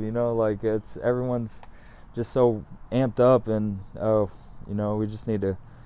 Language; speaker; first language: English; native; English